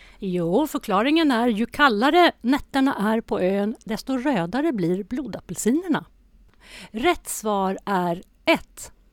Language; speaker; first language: Swedish; native; Swedish